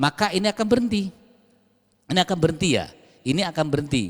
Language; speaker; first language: Indonesian; native; Indonesian